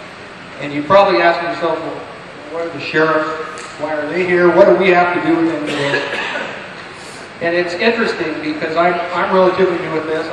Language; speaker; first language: English; native; English